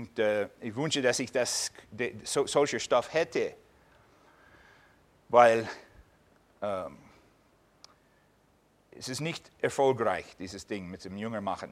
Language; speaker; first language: German; non-native, fluent; English